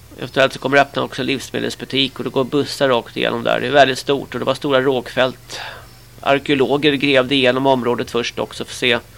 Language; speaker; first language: Swedish; native; Swedish